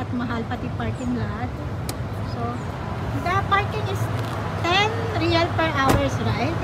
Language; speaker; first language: English; non-native, learner; Filipino